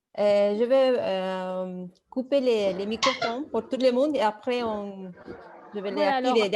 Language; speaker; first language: French; non-native, fluent; Spanish